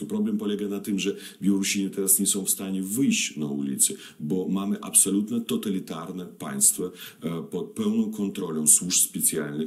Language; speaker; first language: Polish; non-native, fluent; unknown